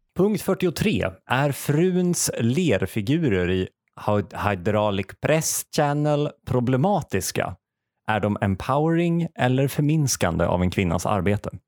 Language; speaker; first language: Swedish; native; Swedish